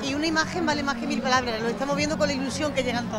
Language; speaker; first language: Spanish; native; Spanish